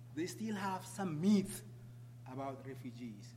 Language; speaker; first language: English; non-native, fluent; Amharic